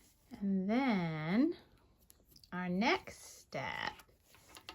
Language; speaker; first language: English; native; English